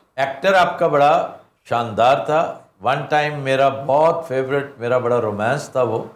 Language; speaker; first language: Urdu; non-native, local second language; Punjabi